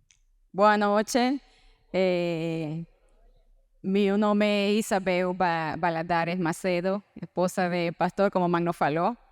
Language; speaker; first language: Portuguese; non-native, learner; Spanish